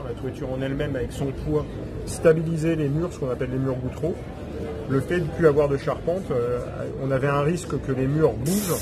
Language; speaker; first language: French; native; French